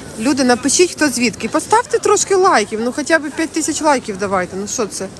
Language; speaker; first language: Ukrainian; native; Ukrainian